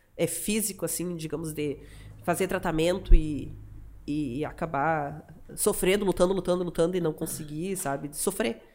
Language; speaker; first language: Portuguese; native; Portuguese